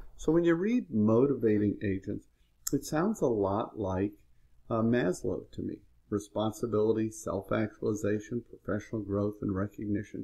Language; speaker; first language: English; native; English